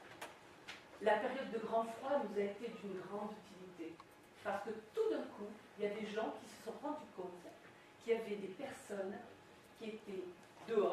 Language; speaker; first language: French; native; French